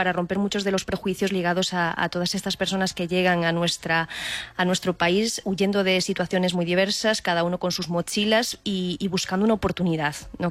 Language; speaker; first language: Spanish; native; Spanish